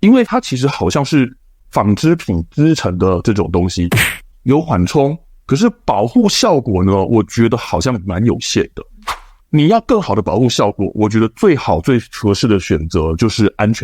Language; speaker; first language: Chinese; native; Chinese